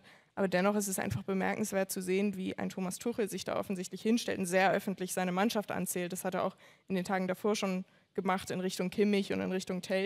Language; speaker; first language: German; native; German